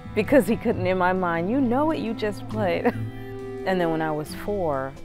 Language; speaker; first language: English; native; English